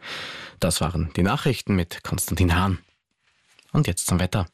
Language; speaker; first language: German; native; German